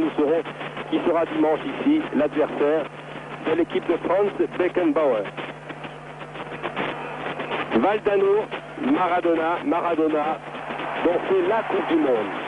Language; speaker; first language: French; native; French